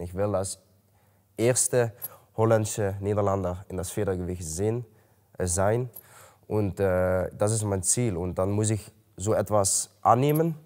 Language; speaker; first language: German; non-native, learner; Dutch